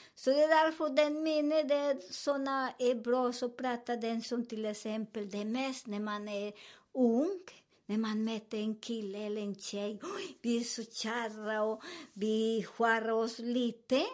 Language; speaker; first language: Swedish; non-native, fluent; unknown